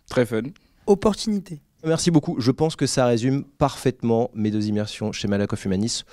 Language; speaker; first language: French; native; French